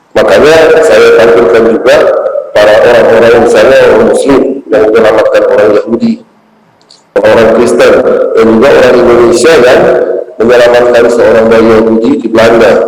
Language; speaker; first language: Indonesian; native; Indonesian